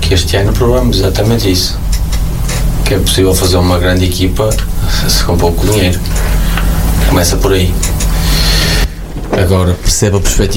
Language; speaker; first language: Portuguese; native; Portuguese